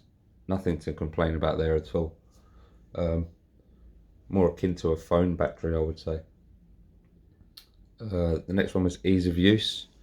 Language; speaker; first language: English; native; English